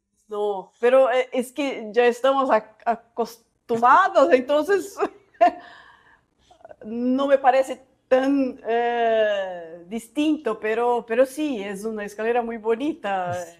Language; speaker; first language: Spanish; non-native, fluent; Portuguese